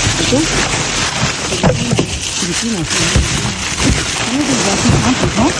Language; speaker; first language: Spanish; non-native, learner; Arabic